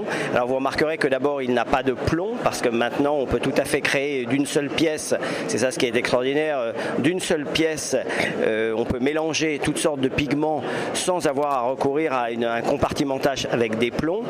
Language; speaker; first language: French; native; French